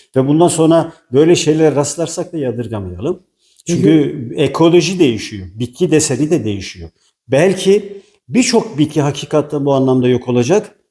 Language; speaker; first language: Turkish; native; Turkish